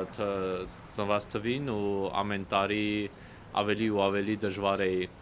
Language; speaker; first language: Armenian; early bilingual, heritage; Russian